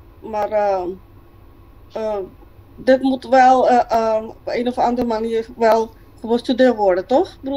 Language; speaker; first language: Dutch; non-native, local second language; Papiamento